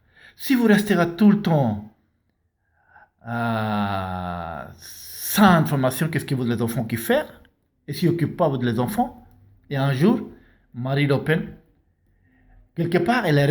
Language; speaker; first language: French; non-native, learner; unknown